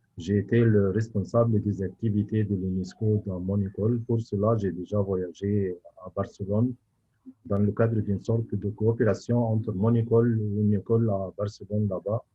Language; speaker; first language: French; non-native, fluent; Arabic